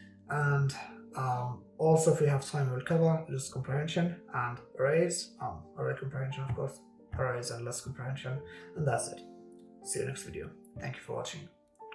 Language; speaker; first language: English; non-native, fluent; Arabic